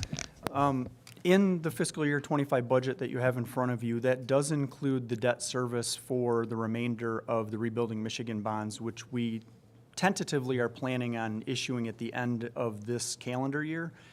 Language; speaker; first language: English; native; English